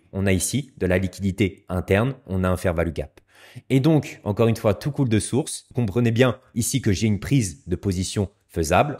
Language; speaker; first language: French; native; French